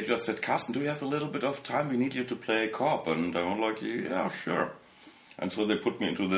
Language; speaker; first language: English; non-native, fluent; German